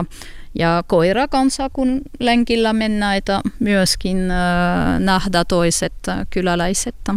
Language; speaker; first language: Finnish; non-native, learner; French